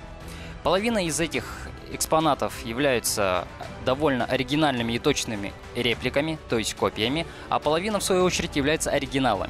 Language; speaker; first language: Russian; native; Russian